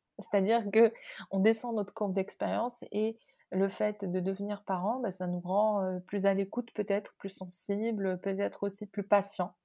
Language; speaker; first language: French; non-native, local second language; Arabic